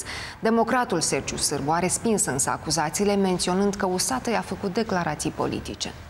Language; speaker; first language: Romanian; native; Romanian